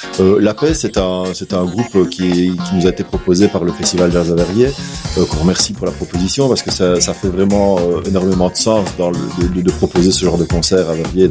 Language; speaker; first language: French; native; French